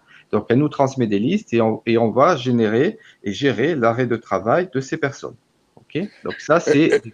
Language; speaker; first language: French; native; French